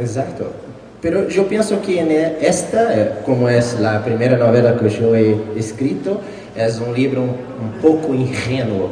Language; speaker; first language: Spanish; non-native, fluent; Portuguese